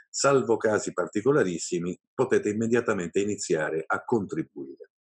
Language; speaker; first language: Italian; native; Italian